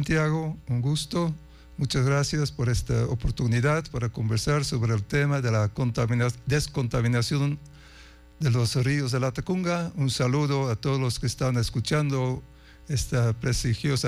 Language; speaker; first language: Spanish; non-native, fluent; Dutch